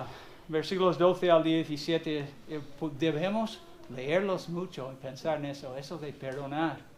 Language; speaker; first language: Spanish; non-native, fluent; English